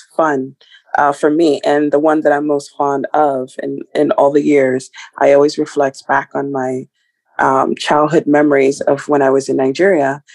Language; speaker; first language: English; early bilingual, other home language; Ibibio